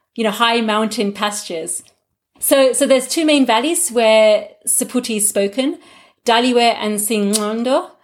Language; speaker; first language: English; non-native, local second language; Gujarati